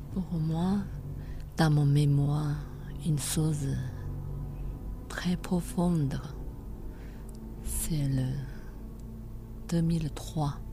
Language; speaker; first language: French; non-native, learner; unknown